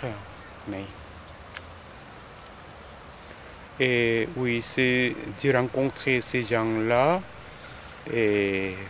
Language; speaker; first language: French; non-native, fluent; Korean